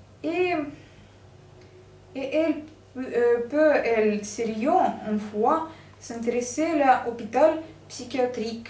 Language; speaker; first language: French; non-native, learner; Russian